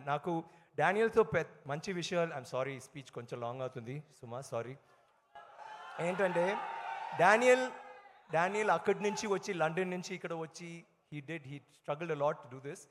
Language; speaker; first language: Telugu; non-native, learner; Tamil